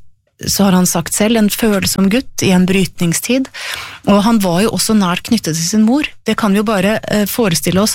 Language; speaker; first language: Norwegian; native; Norwegian